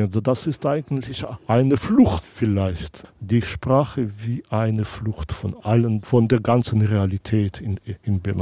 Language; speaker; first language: German; non-native, local second language; Belarusian